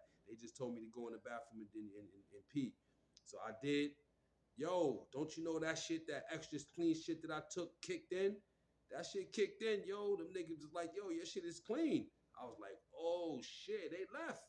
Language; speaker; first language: English; native; English